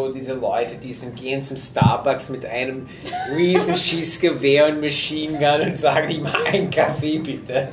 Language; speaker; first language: German; non-native, fluent; English